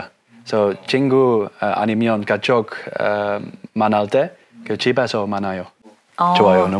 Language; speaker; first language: Korean; non-native, learner; Dutch